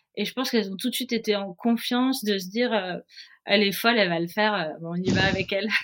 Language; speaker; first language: French; native; French